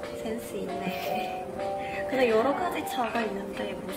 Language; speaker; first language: Korean; non-native, learner; Malay